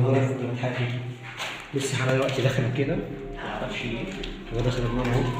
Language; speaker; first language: Arabic; native; Arabic